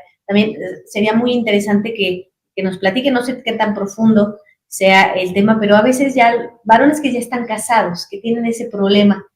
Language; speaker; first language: Spanish; native; Spanish